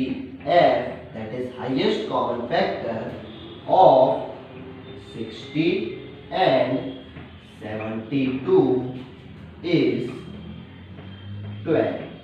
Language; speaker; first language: English; non-native, local second language; Hindi